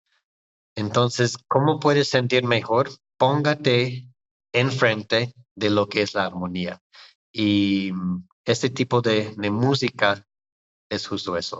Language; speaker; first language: Spanish; non-native, fluent; English